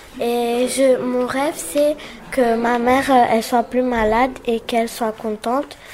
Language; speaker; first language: French; non-native, learner; Romanian